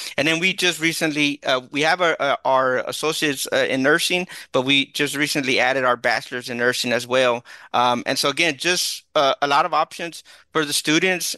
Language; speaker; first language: English; early bilingual, other home language; Spanish